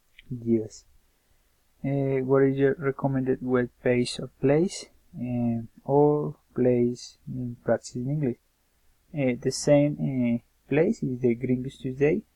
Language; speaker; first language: English; non-native, learner; Spanish